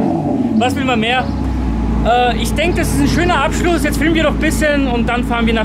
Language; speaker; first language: German; native; German